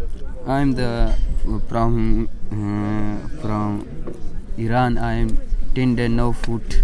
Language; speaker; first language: English; non-native, learner; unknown